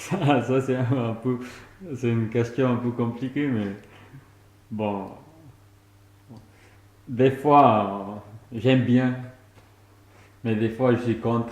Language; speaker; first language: French; non-native, fluent; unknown